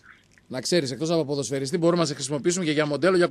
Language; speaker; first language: Greek; native; Greek